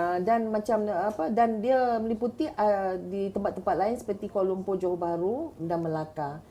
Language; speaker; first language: Malay; native; Malay